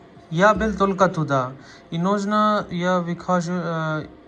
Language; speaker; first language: Russian; non-native, learner; Hindi